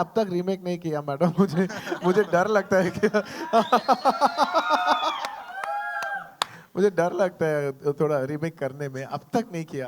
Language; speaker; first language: Hindi; non-native, local second language; Telugu